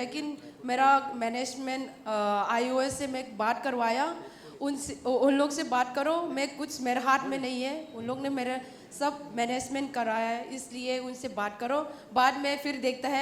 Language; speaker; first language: Hindi; non-native, local second language; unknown